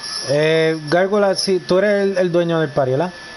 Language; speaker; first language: Spanish; native; Spanish